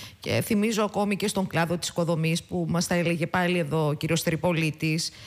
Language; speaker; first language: Greek; native; Greek